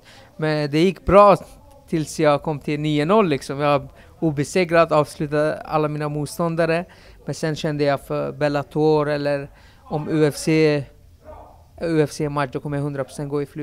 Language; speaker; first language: Swedish; early bilingual, other home language; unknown